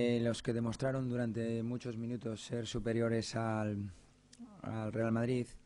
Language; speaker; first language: Spanish; native; Spanish